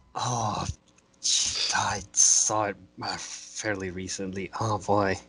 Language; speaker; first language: English; non-native, fluent; Spanish